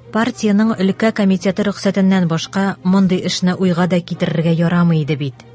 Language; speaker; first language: Tatar; native; Tatar